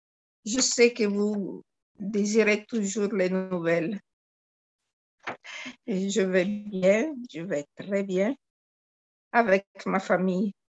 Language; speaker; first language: French; non-native, fluent; Italian